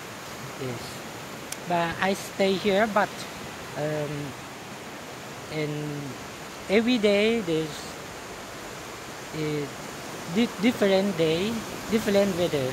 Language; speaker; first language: English; non-native, learner; Thai